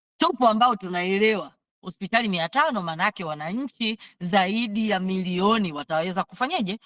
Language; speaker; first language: Swahili; native; Swahili